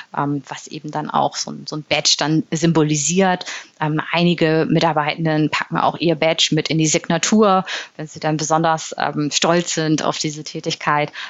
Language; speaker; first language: German; native; German